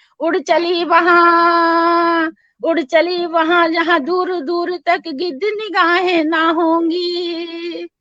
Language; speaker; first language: Hindi; native; Hindi